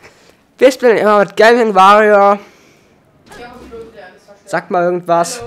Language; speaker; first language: German; native; German